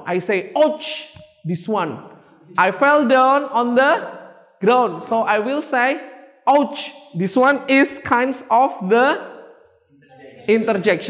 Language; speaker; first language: English; non-native, fluent; Indonesian